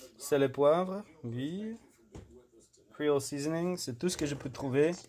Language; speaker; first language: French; non-native, fluent; English